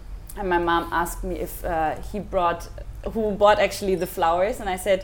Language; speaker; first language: English; non-native, fluent; German